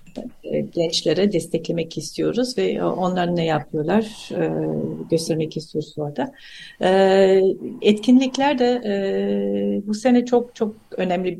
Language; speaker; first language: Turkish; non-native, fluent; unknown